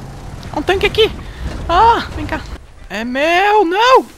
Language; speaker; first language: Portuguese; native; Portuguese